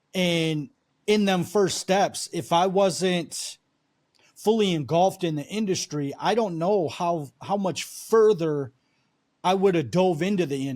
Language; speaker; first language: English; native; English